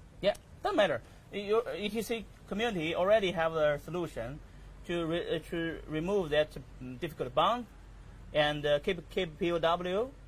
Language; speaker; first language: English; non-native, learner; Chinese